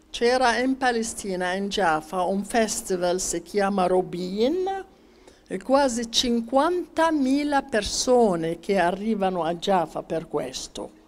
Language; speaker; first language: Italian; non-native, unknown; Arabic